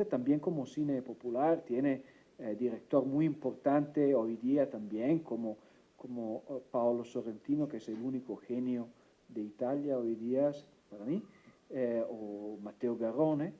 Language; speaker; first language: Spanish; non-native, fluent; Italian